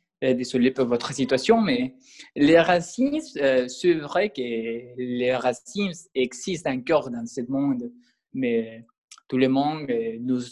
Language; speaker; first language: French; non-native, learner; Spanish